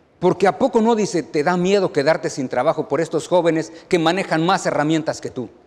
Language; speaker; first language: Spanish; native; Spanish